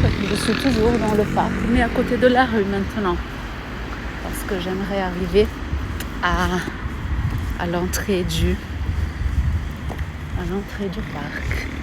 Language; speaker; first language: French; non-native, fluent; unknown